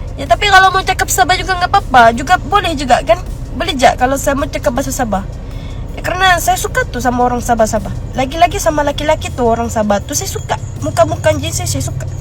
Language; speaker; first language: Malay; early bilingual, other home language; Indonesian